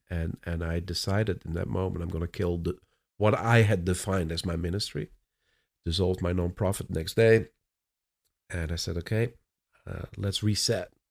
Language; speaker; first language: English; non-native, fluent; Dutch